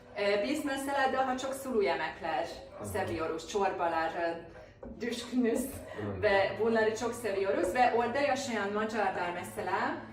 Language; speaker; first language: Turkish; non-native, fluent; Hungarian